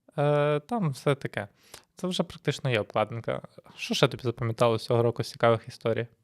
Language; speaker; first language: Ukrainian; native; Ukrainian